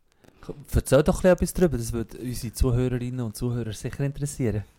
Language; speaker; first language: German; native; German